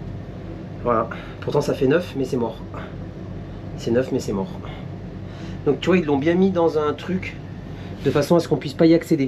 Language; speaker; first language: French; native; French